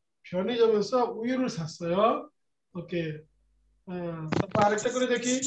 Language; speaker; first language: Korean; non-native, fluent; Bangla